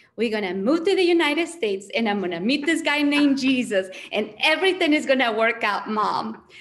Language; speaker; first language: English; early bilingual, other home language; Spanish